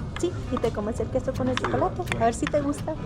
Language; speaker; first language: Spanish; native; Spanish